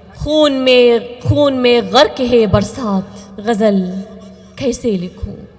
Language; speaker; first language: Urdu; non-native, fluent; Arabic